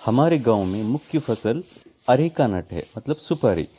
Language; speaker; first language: Hindi; non-native, local second language; Kannada